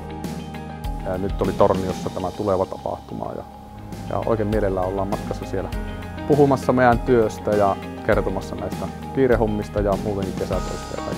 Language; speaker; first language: Finnish; native; Finnish